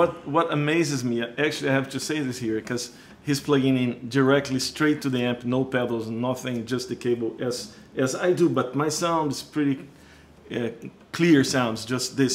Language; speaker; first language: English; non-native, fluent; Portuguese